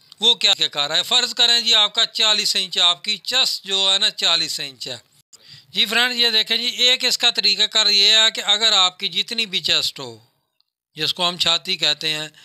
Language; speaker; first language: Urdu; non-native, local second language; Punjabi